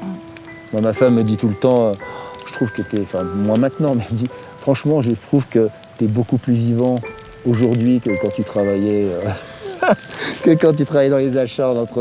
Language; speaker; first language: French; native; French